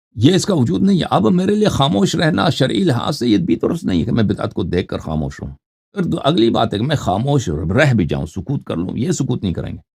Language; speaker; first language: Urdu; non-native, fluent; Persian